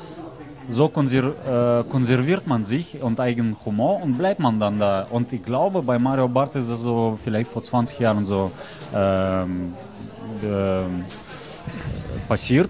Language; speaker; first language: German; non-native, fluent; Russian